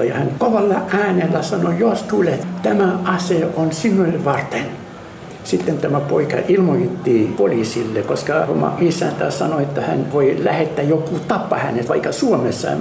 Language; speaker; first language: Finnish; non-native, fluent; Arabic